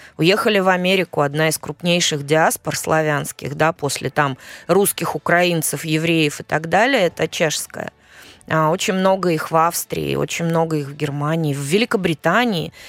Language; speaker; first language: Russian; native; Russian